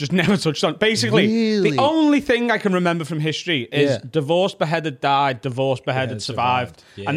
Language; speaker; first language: English; native; English